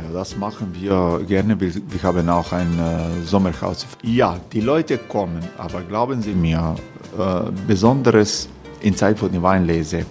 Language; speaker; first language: German; non-native, learner; Croatian